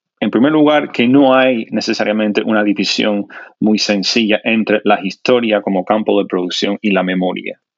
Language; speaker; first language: Spanish; non-native, fluent; English